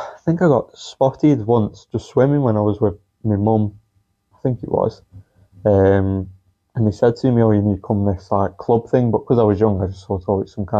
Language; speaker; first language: English; native; English